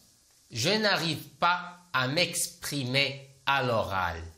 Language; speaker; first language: French; non-native, local second language; Arabic